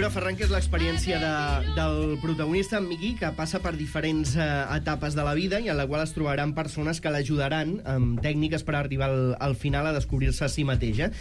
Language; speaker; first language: Catalan; native; Catalan